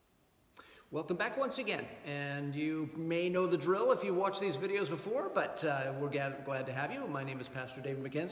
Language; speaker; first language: English; native; English